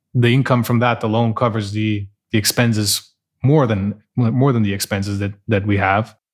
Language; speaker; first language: English; non-native, fluent; Portuguese